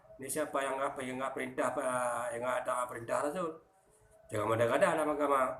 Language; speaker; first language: Malay; non-native, local second language; Achinese